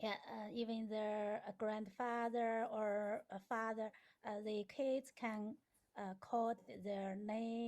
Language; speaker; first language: English; non-native, learner; Chinese